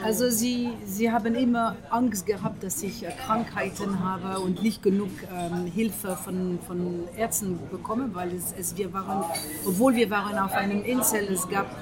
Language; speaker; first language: German; non-native, fluent; French